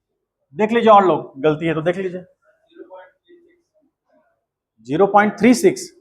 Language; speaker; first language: Hindi; native; Hindi